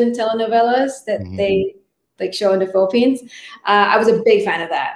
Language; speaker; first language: English; non-native, local second language; Filipino